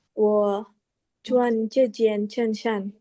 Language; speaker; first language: Chinese; non-native, learner; Indonesian